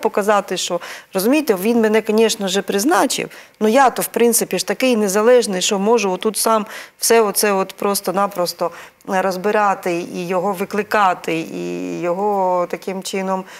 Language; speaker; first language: Ukrainian; native; Ukrainian